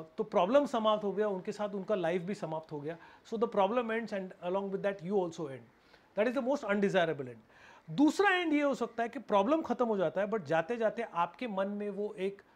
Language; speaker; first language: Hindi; non-native, local second language; Marathi